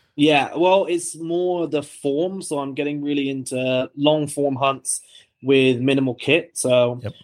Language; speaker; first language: English; native; English